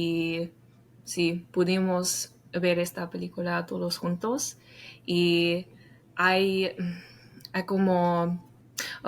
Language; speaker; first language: Spanish; non-native, fluent; English